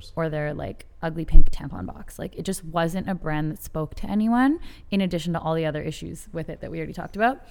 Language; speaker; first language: English; native; English